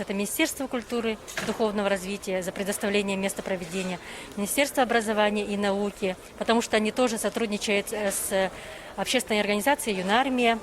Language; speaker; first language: Russian; native; Russian